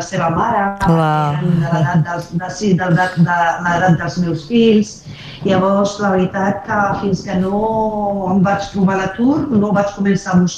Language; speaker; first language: Catalan; non-native, fluent; Arabic